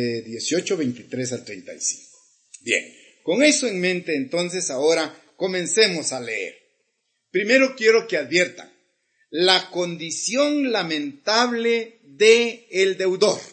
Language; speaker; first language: Spanish; native; Spanish